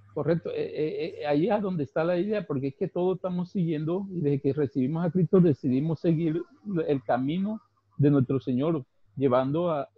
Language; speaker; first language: Spanish; native; Spanish